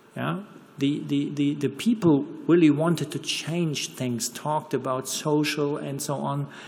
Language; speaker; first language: English; non-native, fluent; German